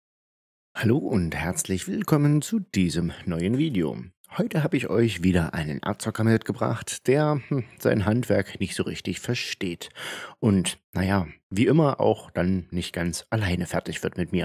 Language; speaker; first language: German; native; German